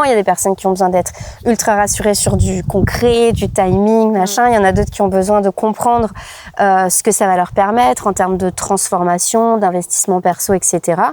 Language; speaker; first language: French; native; French